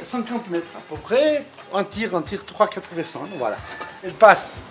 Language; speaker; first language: French; non-native, fluent; Arabic